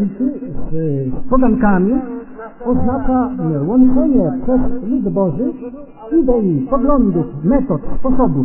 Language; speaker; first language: Polish; native; Polish